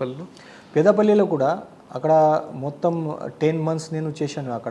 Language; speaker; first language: Telugu; non-native, learner; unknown